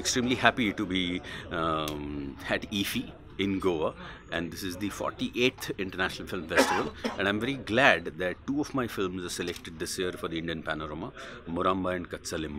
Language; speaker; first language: English; non-native, local second language; Marathi